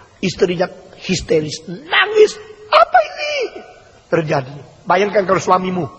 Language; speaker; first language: Indonesian; early bilingual, other home language; Min Nan Chinese